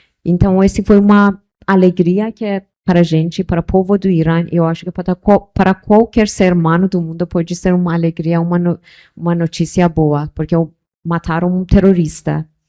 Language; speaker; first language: Portuguese; non-native, local second language; Persian